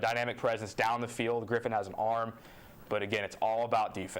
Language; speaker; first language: English; native; English